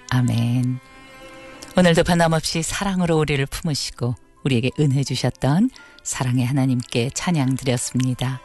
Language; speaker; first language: Korean; native; Korean